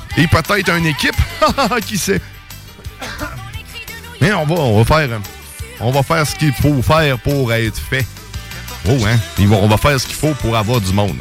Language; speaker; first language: French; native; French